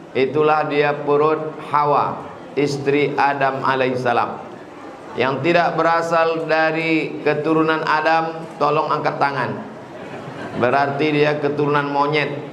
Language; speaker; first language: Indonesian; native; Indonesian